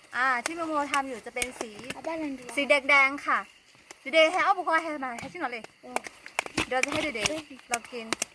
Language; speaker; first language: Thai; non-native, local second language; Karen languages